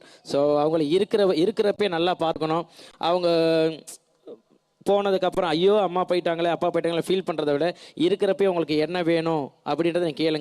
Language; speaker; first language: Tamil; native; Tamil